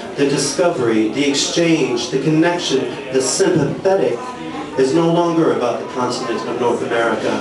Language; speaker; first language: English; native; English